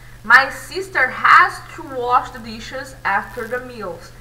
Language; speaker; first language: English; non-native, fluent; Portuguese